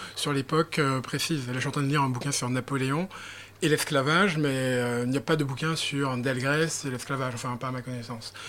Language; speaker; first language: French; native; French